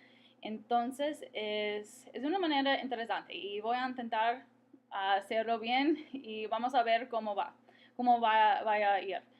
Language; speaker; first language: Spanish; non-native, fluent; English